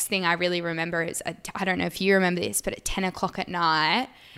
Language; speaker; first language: English; native; English